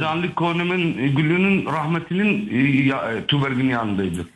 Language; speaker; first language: Turkish; non-native, learner; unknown